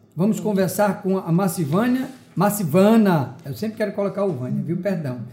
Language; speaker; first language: Portuguese; native; Portuguese